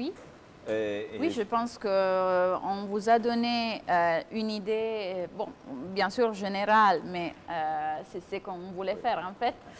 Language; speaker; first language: French; non-native, fluent; Italian